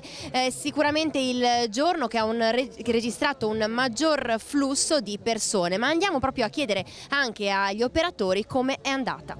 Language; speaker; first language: Italian; native; Italian